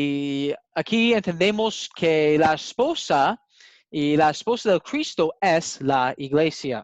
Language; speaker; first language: Spanish; non-native, learner; English